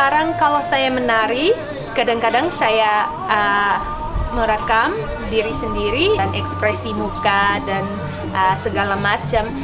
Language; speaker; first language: Indonesian; non-native, fluent; English